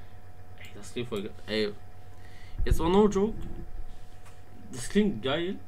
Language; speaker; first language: German; native; German